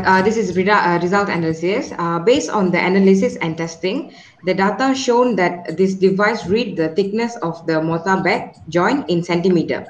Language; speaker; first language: English; non-native, local second language; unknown